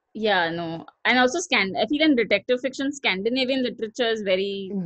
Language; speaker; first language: English; non-native, local second language; Gujarati